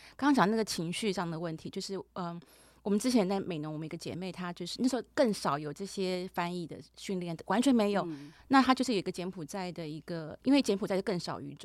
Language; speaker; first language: Chinese; native; Chinese